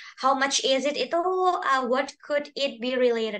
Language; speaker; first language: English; non-native, local second language; Indonesian